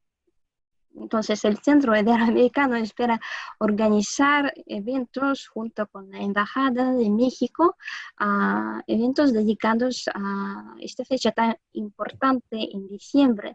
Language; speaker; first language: Spanish; non-native, fluent; Russian